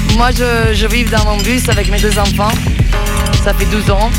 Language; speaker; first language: French; early bilingual, other home language; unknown